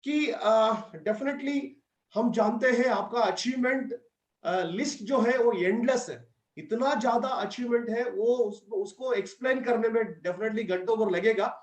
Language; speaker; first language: Hindi; non-native, local second language; Kannada